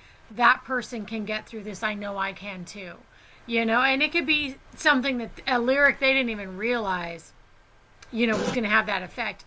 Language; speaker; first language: English; native; English